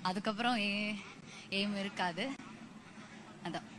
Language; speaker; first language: Tamil; non-native, learner; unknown